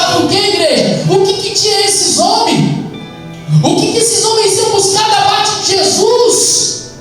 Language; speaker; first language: Portuguese; native; Portuguese